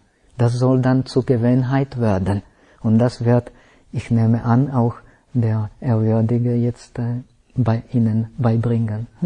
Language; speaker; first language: German; non-native, fluent; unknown